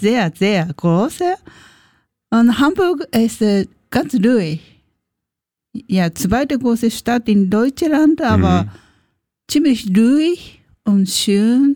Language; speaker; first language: German; non-native, learner; Japanese